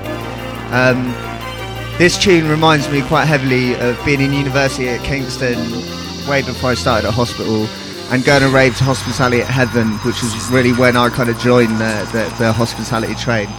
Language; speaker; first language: English; native; English